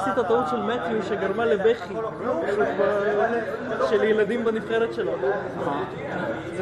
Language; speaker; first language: Hebrew; native; Hebrew